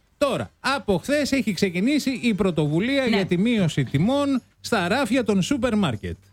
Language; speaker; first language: Greek; native; Greek